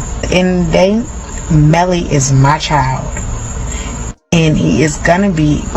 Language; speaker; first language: English; native; English